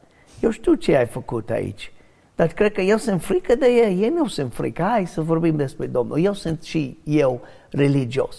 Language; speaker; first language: Romanian; non-native, learner; English